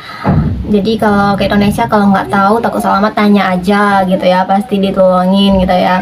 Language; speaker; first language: Indonesian; native; Indonesian